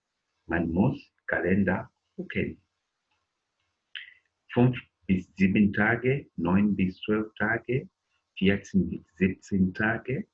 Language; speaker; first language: German; non-native, learner; English